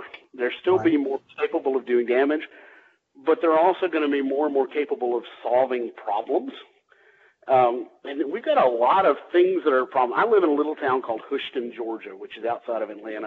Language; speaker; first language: English; native; English